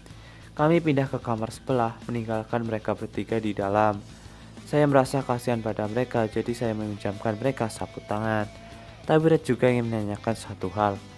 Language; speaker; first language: Indonesian; native; Indonesian